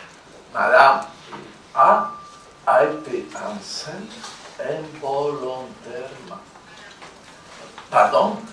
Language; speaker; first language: French; non-native, fluent; Spanish